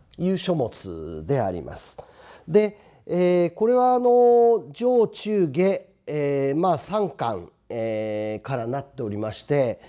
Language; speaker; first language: Japanese; native; Japanese